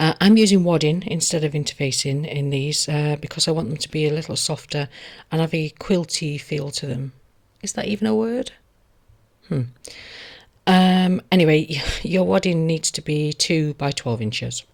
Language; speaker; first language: English; native; English